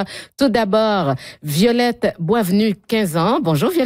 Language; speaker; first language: French; native; French